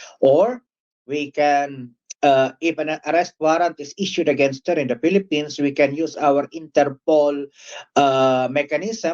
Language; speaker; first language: English; non-native, local second language; Filipino